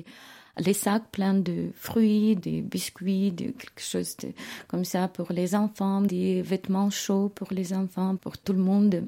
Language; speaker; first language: French; non-native, learner; Ukrainian